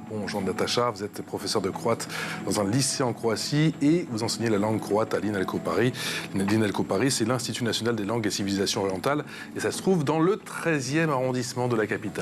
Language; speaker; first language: French; native; French